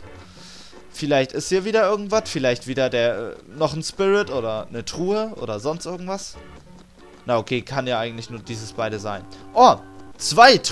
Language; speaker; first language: German; native; German